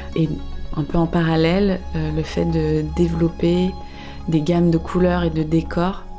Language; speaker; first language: French; native; French